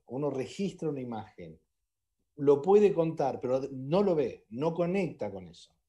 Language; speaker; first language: Spanish; native; Spanish